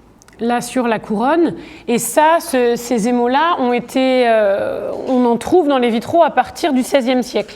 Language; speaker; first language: French; native; French